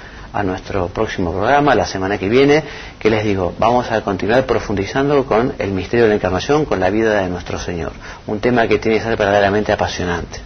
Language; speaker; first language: Spanish; native; Spanish